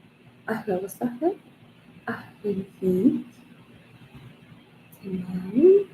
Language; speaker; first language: Arabic; non-native, learner; English